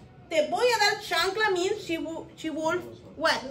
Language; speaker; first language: English; non-native, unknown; Spanish